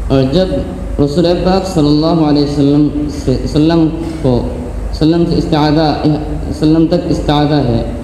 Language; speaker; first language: Urdu; non-native, local second language; Bangla